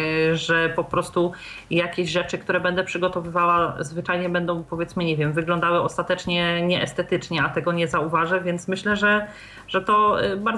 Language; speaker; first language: Polish; native; Polish